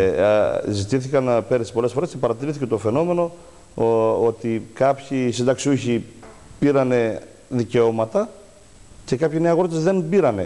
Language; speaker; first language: Greek; native; Greek